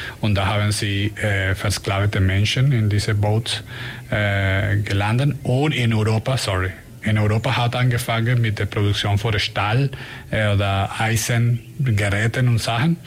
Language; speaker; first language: German; non-native, learner; Spanish